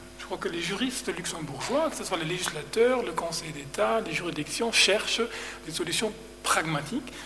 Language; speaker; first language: French; non-native, fluent; German